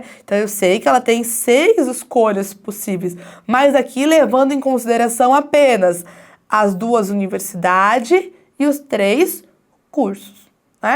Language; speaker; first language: Portuguese; native; Portuguese